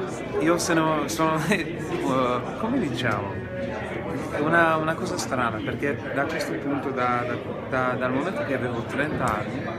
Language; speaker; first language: Italian; non-native, fluent; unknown